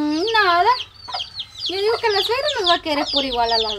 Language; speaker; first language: Spanish; native; Spanish